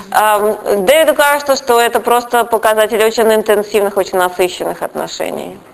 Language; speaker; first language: Russian; native; Russian